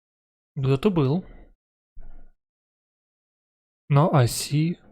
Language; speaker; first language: Czech; non-native, learner; Ukrainian